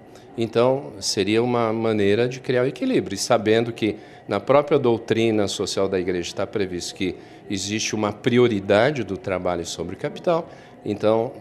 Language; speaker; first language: Portuguese; native; Portuguese